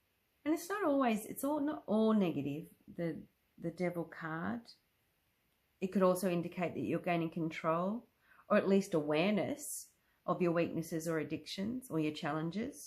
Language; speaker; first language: English; native; English